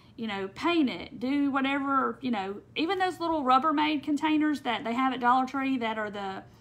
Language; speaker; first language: English; native; English